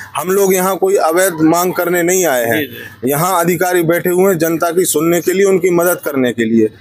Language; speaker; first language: Hindi; native; Hindi